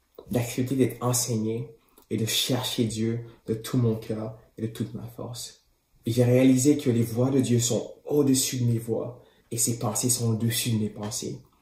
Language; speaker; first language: French; native; French